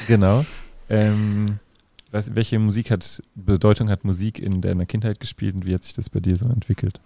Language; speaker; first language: German; native; German